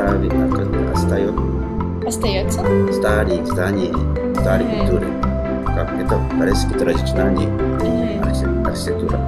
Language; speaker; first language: Russian; non-native, learner; Korean